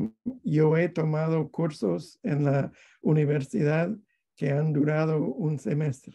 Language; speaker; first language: Spanish; non-native, fluent; English